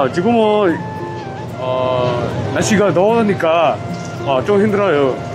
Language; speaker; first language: Korean; non-native, learner; Burmese